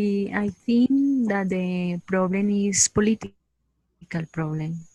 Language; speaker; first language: English; non-native, learner; Spanish